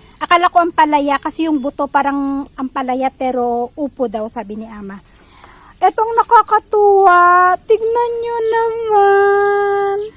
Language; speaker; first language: Filipino; non-native, local second language; Iloko